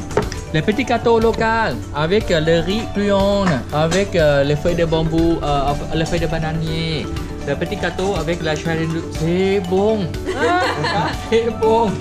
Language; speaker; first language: French; non-native, learner; Thai